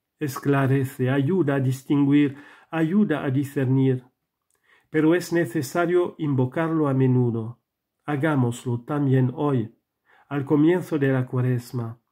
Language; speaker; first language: Spanish; non-native, fluent; French